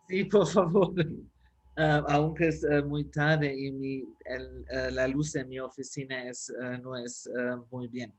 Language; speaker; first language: Spanish; non-native, fluent; German